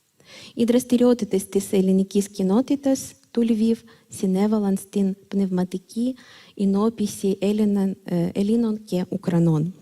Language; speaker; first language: Greek; non-native, fluent; Ukrainian